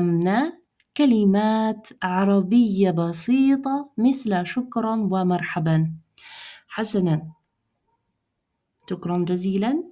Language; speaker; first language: Arabic; non-native, fluent; Russian